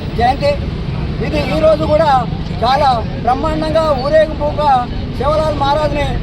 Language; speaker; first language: Telugu; non-native, local second language; Lambadi